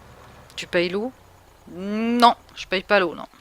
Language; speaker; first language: French; native; French